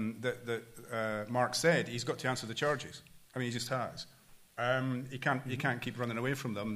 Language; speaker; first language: English; native; English